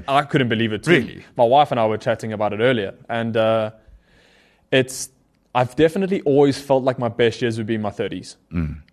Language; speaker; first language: English; native; English